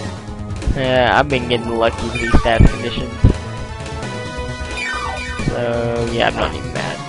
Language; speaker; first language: English; native; English